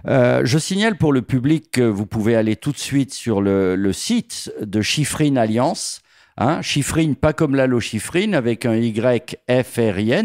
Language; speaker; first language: French; native; French